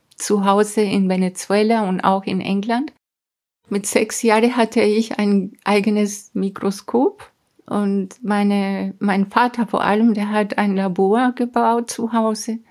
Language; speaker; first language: German; non-native, fluent; Spanish